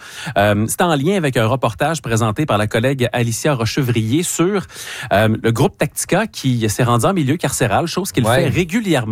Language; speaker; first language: French; native; French